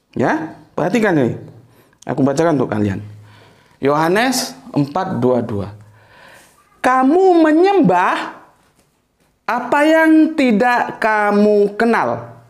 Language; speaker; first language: Indonesian; native; Indonesian